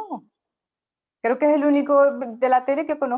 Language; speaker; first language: Spanish; native; Spanish